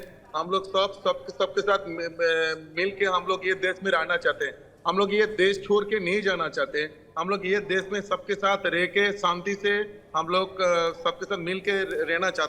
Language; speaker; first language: Hindi; non-native, fluent; Bangla